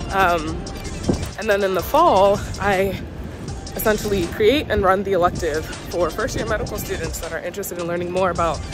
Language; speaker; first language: English; native; English